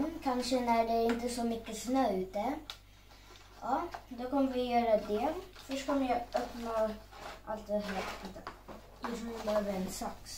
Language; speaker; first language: Swedish; non-native, learner; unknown